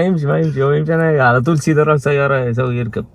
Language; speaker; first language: Arabic; non-native, learner; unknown